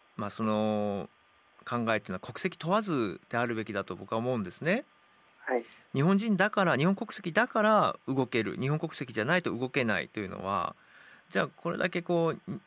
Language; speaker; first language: Japanese; native; Japanese